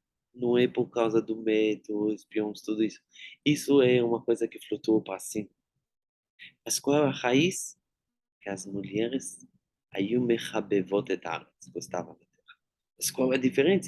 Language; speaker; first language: Portuguese; non-native, fluent; Hebrew